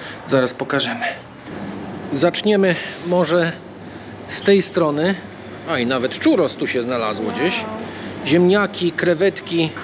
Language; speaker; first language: Polish; native; Polish